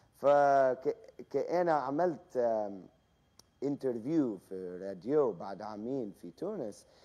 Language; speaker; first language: Arabic; non-native, fluent; English